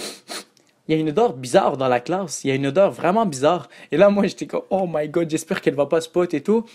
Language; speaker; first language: French; native; French